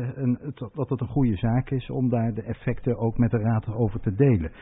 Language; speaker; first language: Dutch; native; Dutch